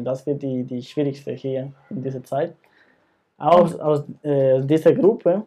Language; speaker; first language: German; non-native, fluent; Spanish